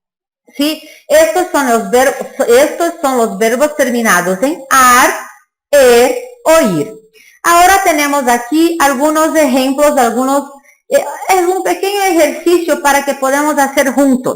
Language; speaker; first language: Spanish; non-native, fluent; Portuguese